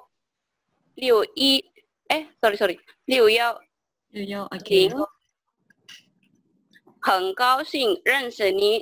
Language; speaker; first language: Chinese; non-native, learner; Indonesian